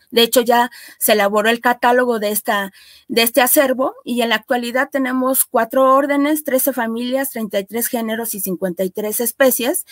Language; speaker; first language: Spanish; native; Spanish